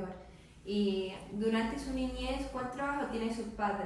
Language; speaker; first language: Spanish; non-native, learner; English